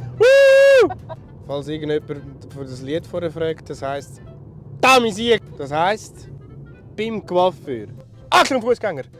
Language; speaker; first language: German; native; German